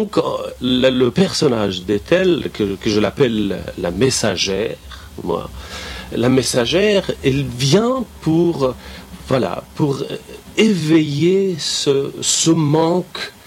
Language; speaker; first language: French; non-native, fluent; Persian